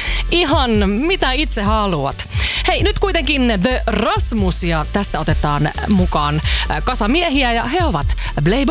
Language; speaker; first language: Finnish; native; Finnish